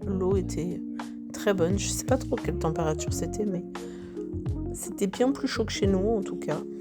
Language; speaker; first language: French; native; French